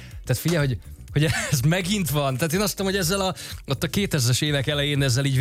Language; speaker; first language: Hungarian; native; Hungarian